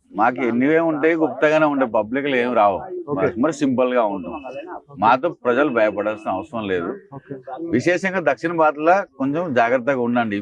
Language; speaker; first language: Telugu; native; Telugu